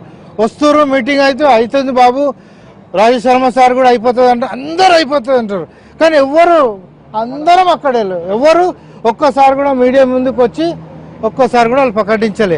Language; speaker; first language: Telugu; native; Telugu